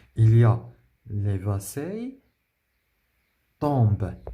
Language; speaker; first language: French; non-native, local second language; Arabic